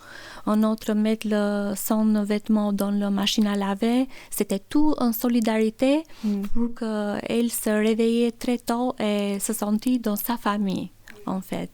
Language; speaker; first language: French; non-native, learner; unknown